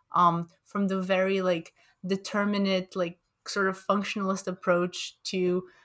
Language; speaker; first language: English; early bilingual, other home language; Romanian